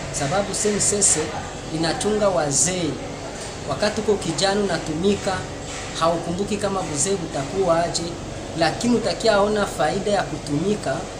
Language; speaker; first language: Swahili; native; Swahili